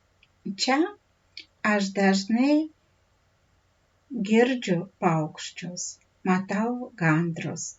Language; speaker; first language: Lithuanian; non-native, fluent; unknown